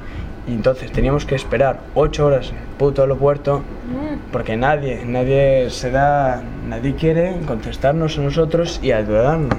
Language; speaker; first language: Spanish; non-native, learner; German